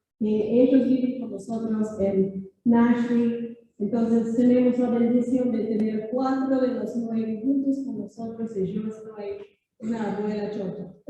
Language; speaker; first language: Spanish; non-native, fluent; English